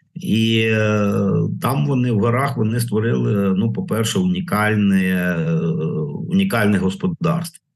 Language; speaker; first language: Ukrainian; native; Ukrainian